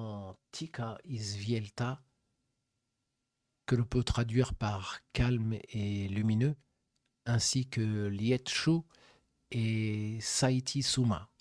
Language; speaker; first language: French; native; French